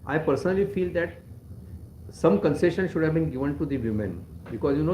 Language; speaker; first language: English; non-native, local second language; Marathi